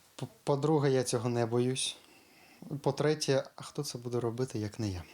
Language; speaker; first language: Ukrainian; native; Ukrainian